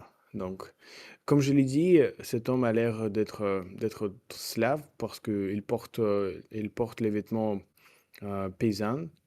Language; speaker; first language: French; non-native, learner; Russian